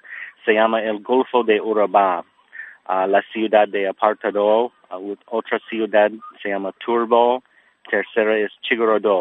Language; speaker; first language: Spanish; non-native, learner; English